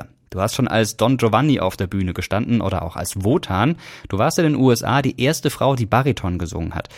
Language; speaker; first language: German; native; German